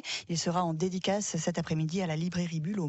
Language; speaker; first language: French; native; French